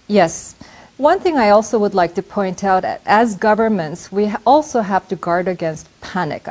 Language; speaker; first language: English; non-native, fluent; Korean